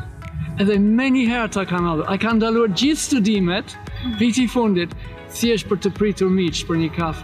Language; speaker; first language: Albanian; non-native, learner; English